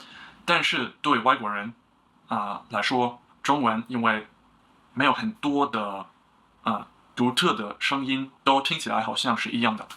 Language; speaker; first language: Chinese; non-native, learner; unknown